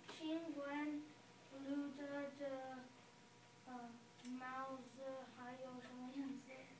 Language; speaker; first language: Chinese; non-native, learner; English